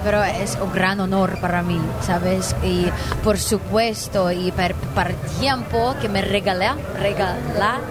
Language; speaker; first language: Spanish; non-native, learner; Ukrainian